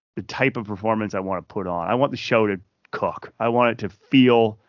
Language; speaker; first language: English; native; English